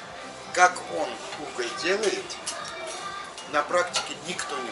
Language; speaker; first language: Russian; non-native, local second language; Azerbaijani